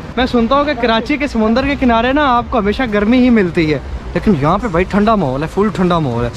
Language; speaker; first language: Urdu; non-native, local second language; Punjabi